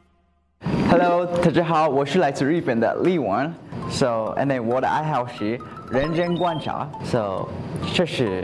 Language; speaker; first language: Chinese; non-native, learner; Japanese